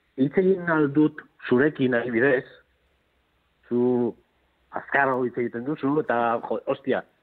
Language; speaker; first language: Basque; early bilingual, other home language; Galician